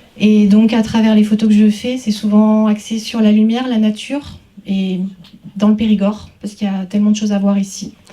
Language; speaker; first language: French; native; French